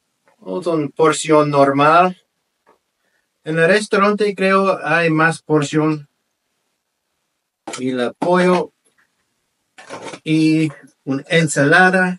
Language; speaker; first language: Spanish; non-native, learner; English